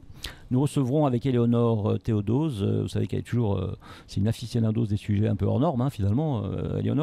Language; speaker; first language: French; native; French